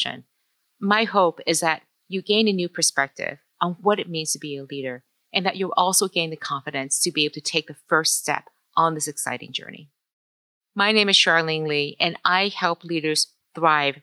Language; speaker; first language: English; early bilingual, other home language; Chinese